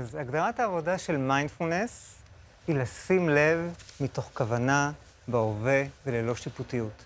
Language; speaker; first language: Hebrew; native; Hebrew